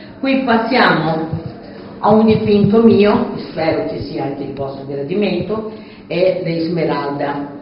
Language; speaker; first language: Italian; non-native, fluent; Portuguese